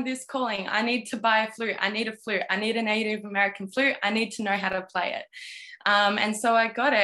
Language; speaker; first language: English; native; English